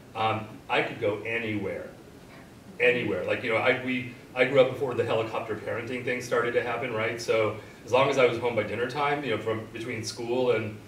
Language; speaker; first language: English; native; English